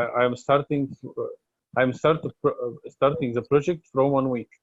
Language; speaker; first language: English; non-native, learner; Arabic